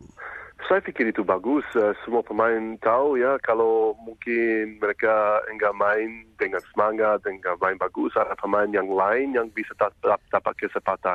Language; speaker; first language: Indonesian; non-native, fluent; English